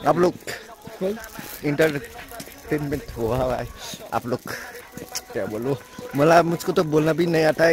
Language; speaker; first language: Hindi; non-native, learner; Nepali